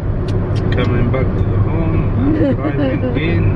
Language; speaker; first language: English; non-native, learner; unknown